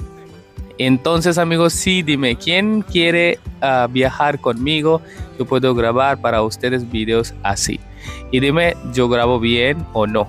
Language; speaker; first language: Spanish; non-native, learner; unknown